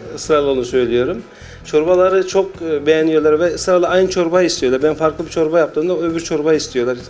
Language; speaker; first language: Turkish; native; Turkish